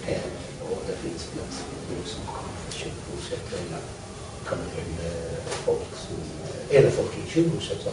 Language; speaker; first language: Swedish; non-native, learner; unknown